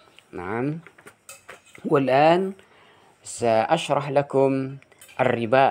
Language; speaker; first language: Arabic; non-native, fluent; Indonesian